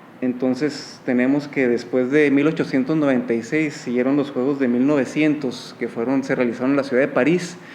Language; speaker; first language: Spanish; native; Spanish